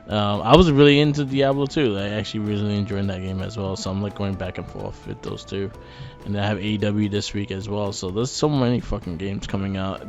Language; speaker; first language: English; native; English